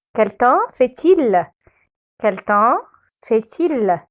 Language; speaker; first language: French; non-native, fluent; Arabic